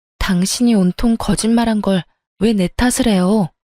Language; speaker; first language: Korean; native; Korean